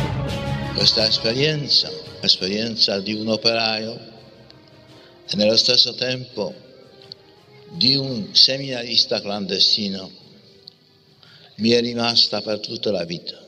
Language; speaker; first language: Italian; non-native, fluent; Polish